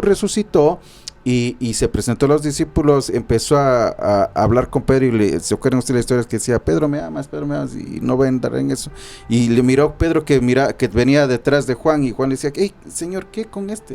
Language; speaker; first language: Spanish; native; Spanish